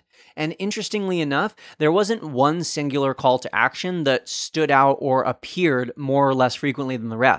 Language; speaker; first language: English; native; English